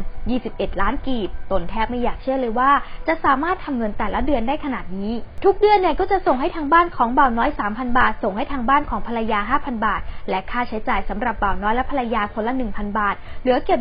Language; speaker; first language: Thai; native; Thai